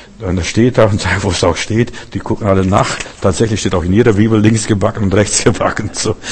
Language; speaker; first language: German; early bilingual, heritage; German